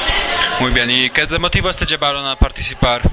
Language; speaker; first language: Spanish; native; Spanish